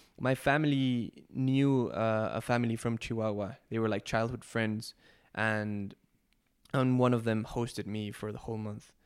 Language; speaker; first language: English; non-native, fluent; Spanish